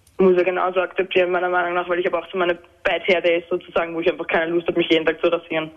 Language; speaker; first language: German; native; German